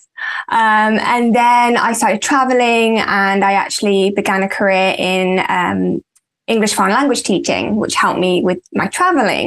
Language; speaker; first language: English; native; English